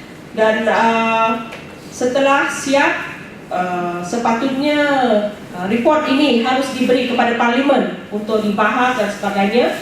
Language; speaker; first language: Malay; native; Malay